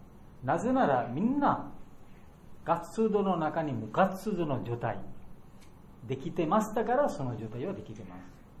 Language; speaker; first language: Japanese; non-native, learner; Bangla